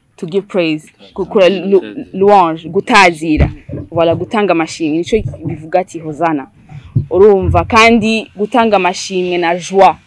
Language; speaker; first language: Rundi; early bilingual, heritage; Rundi